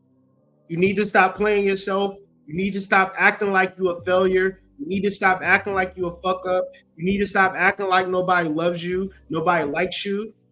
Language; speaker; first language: English; native; English